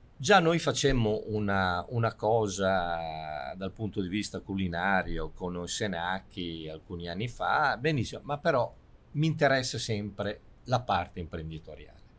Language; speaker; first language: Italian; native; Italian